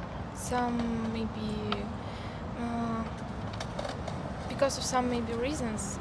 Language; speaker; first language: English; non-native, learner; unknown